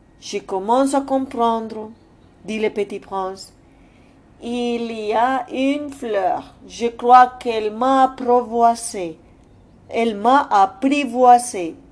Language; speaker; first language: French; non-native, fluent; Spanish